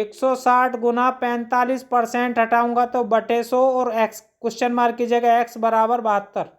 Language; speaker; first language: Hindi; native; Hindi